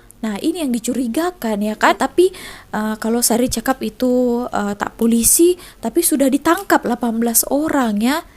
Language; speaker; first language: Indonesian; native; Indonesian